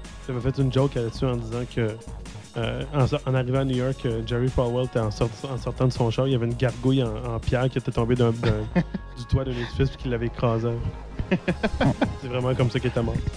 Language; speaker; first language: French; native; French